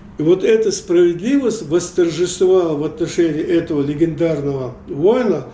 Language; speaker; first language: Russian; non-native, local second language; Chechen